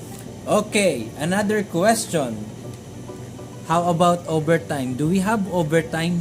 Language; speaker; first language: English; non-native, learner; Filipino